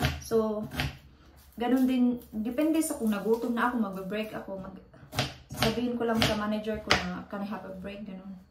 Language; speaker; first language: Filipino; native; Filipino